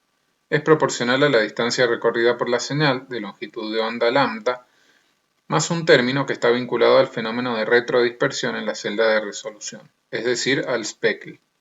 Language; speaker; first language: Spanish; native; Spanish